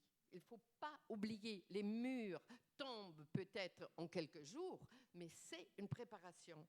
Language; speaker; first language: French; non-native, fluent; German